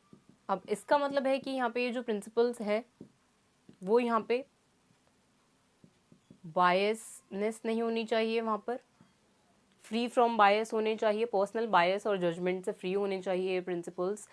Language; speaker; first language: Hindi; native; Hindi